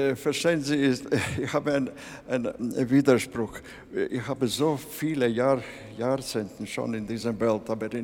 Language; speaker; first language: German; non-native, fluent; Latvian